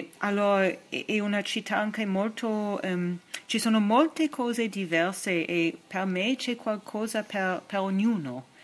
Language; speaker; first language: Italian; non-native, fluent; English